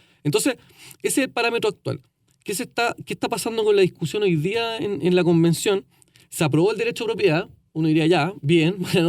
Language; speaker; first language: Spanish; native; Spanish